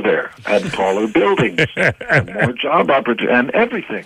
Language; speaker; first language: English; non-native, fluent; Hebrew